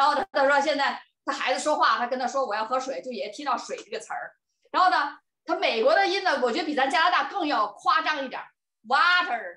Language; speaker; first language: Chinese; native; Chinese